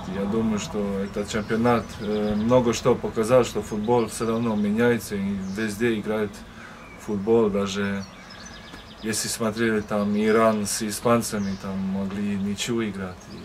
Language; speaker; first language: Russian; non-native, learner; Croatian